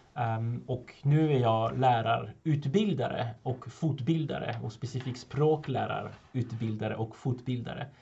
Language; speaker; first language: Swedish; non-native, fluent; French